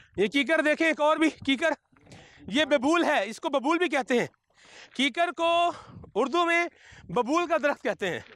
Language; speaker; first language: Urdu; native; Urdu